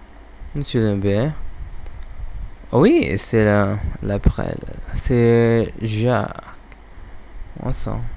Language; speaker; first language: French; non-native, learner; English